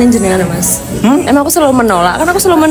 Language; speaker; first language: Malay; non-native, local second language; Javanese